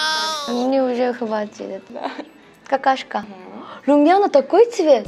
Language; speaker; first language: Russian; non-native, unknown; Korean